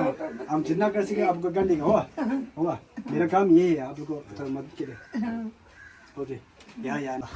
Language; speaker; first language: Hindi; non-native, local second language; Tibetan